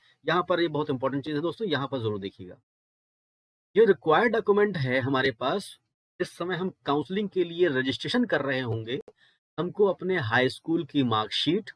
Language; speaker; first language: Hindi; native; Hindi